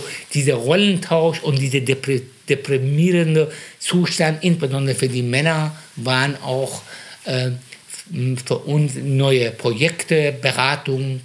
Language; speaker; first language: German; non-native, fluent; Persian